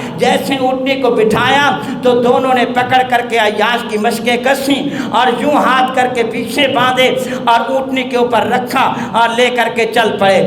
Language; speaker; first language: Urdu; non-native, local second language; Punjabi